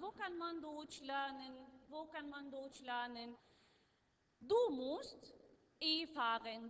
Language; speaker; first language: German; non-native, learner; Arabic